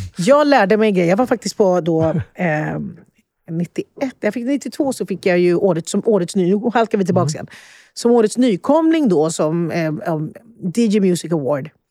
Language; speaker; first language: Swedish; early bilingual, other home language; Spanish